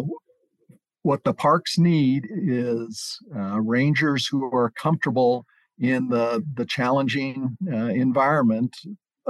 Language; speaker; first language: English; native; English